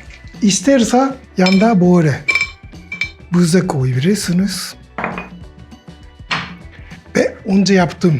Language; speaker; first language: Turkish; non-native, learner; Japanese